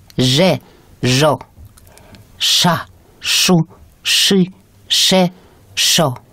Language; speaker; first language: Japanese; non-native, fluent; Russian